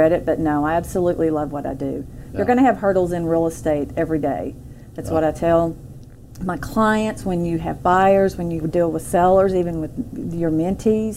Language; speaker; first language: English; native; English